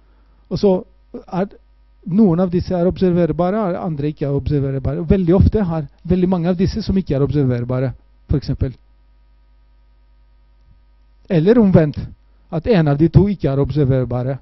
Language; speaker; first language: Norwegian; non-native, fluent; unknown